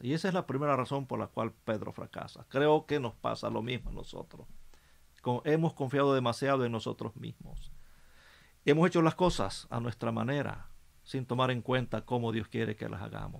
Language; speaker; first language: Spanish; native; Spanish